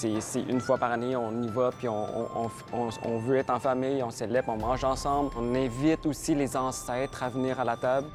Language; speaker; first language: French; early bilingual, other home language; Khmer